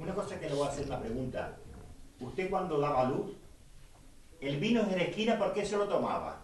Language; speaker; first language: Spanish; native; Spanish